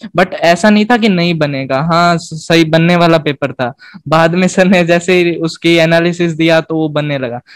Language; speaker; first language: Hindi; native; Hindi